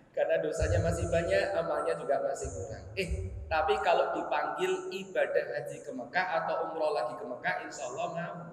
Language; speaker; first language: Indonesian; native; Indonesian